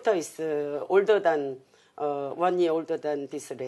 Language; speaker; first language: English; non-native, learner; Korean